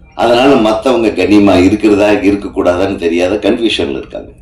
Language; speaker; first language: Tamil; native; Tamil